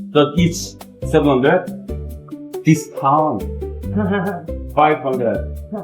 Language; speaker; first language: English; non-native, learner; Korean